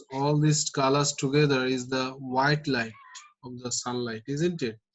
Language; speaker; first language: English; non-native, local second language; Bangla